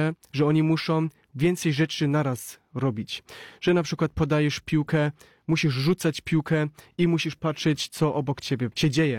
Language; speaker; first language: Polish; early bilingual, heritage; Polish